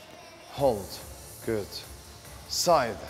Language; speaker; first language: Arabic; native; Arabic